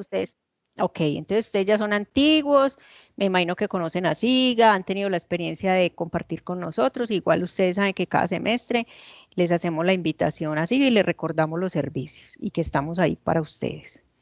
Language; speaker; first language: Spanish; native; Spanish